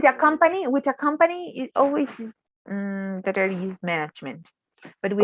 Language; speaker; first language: English; non-native, fluent; Spanish